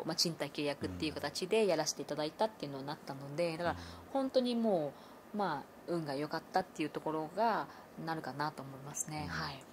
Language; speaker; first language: Japanese; non-native, fluent; Vietnamese